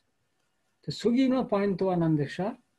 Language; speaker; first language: Japanese; non-native, fluent; Bangla